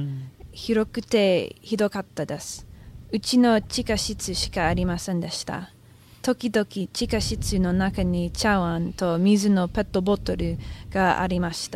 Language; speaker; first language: Japanese; non-native, learner; English